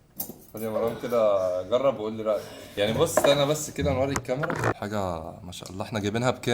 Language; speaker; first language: Arabic; native; Arabic